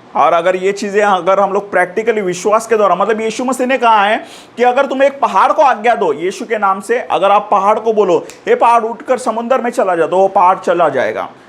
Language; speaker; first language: Hindi; non-native, local second language; Marathi